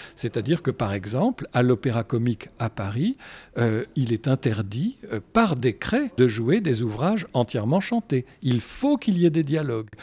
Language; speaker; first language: French; native; French